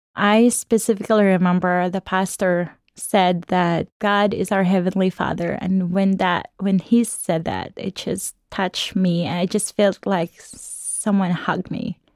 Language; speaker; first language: English; non-native, local second language; Cebuano